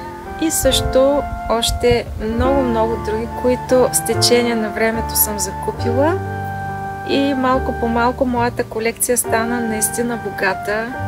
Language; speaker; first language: Bulgarian; native; Bulgarian